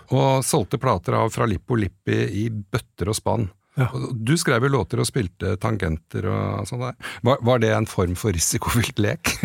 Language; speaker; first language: Norwegian; native; Norwegian